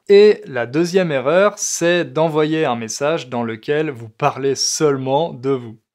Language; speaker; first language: French; native; French